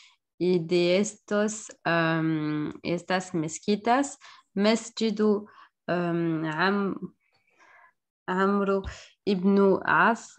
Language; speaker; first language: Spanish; non-native, learner; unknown